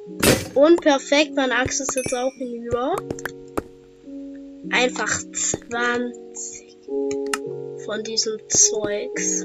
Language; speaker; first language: German; native; German